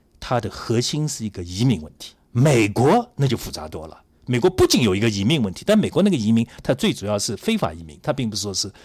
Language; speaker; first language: Chinese; native; Chinese